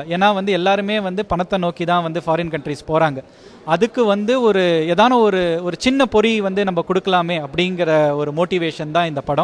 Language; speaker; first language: Tamil; native; Tamil